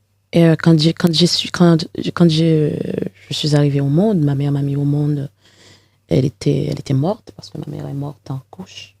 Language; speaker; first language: French; non-native, local second language; Haitian Creole